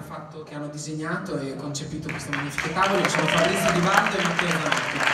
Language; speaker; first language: Italian; native; Italian